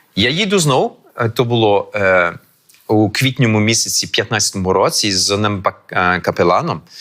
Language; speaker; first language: Ukrainian; early bilingual, heritage; French